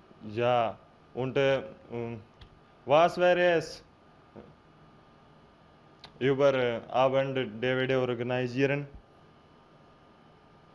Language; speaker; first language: German; non-native, learner; Hindi